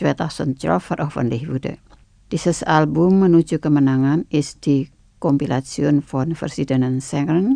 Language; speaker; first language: German; non-native, fluent; Indonesian